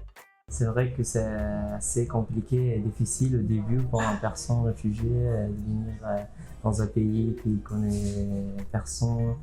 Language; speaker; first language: French; non-native, fluent; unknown